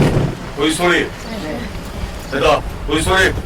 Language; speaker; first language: Korean; native; Korean